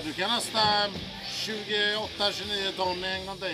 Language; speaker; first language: Swedish; native; Swedish